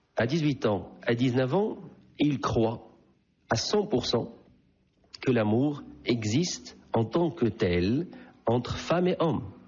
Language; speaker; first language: French; non-native, local second language; Arabic